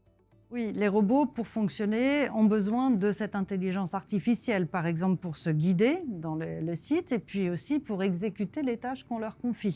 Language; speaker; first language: French; native; French